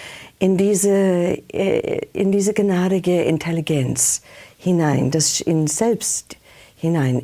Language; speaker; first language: German; non-native, fluent; English